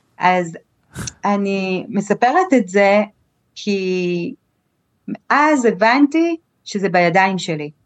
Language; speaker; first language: Hebrew; native; Hebrew